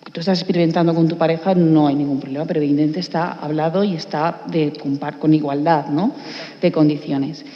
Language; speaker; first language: Spanish; non-native, local second language; Catalan